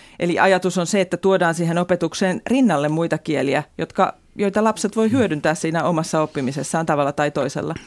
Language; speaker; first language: Finnish; native; Finnish